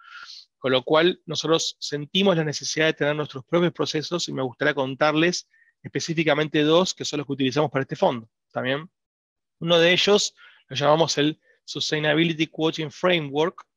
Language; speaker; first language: Spanish; native; Spanish